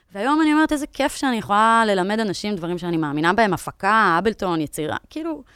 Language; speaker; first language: Hebrew; native; Hebrew